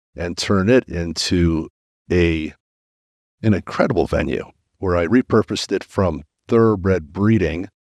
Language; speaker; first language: English; native; English